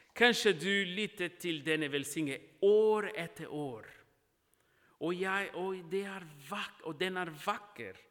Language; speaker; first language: Norwegian; non-native, fluent; Portuguese